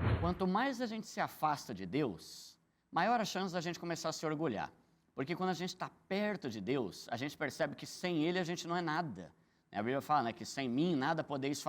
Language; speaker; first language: Portuguese; native; Portuguese